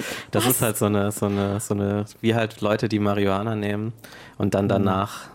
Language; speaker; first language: German; native; German